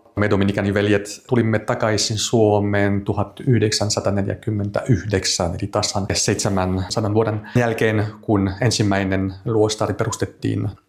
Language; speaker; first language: Finnish; non-native, fluent; French